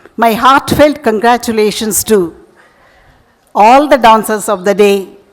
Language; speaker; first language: English; non-native, local second language; Telugu